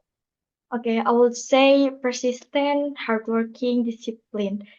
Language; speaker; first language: English; non-native, learner; Indonesian